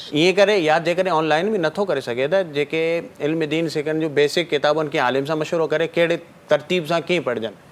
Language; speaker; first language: Sindhi; non-native, local second language; Marwari